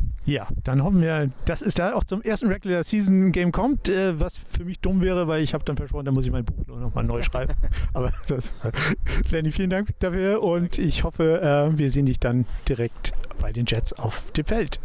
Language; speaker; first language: German; native; German